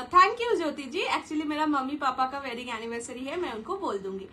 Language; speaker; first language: Hindi; non-native, local second language; Bangla